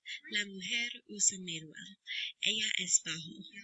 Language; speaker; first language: Spanish; non-native, learner; English